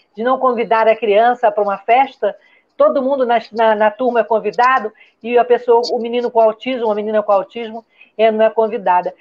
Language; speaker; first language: Portuguese; native; Portuguese